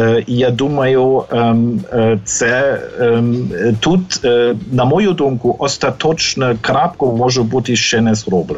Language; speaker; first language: Ukrainian; non-native, fluent; German